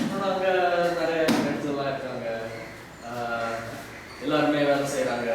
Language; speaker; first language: Tamil; non-native, local second language; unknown